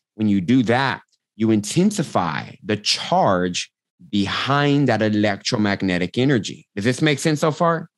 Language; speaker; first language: English; native; English